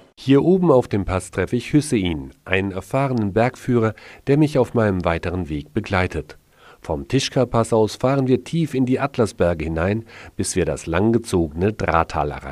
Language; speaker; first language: German; native; German